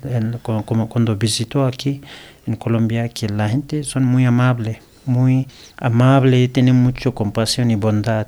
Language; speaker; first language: Spanish; non-native, learner; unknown